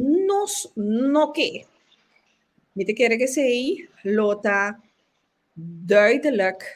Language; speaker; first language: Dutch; non-native, local second language; Papiamento